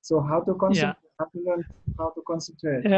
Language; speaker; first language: English; non-native, learner; Russian